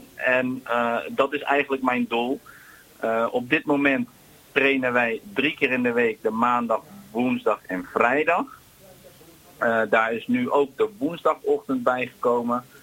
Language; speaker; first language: Dutch; native; Dutch